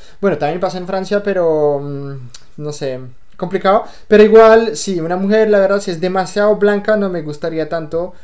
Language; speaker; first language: Spanish; non-native, fluent; French